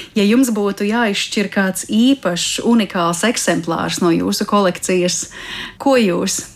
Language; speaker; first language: Latvian; native; Latvian